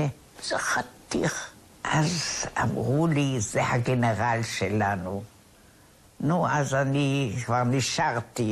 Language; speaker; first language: Hebrew; non-native, fluent; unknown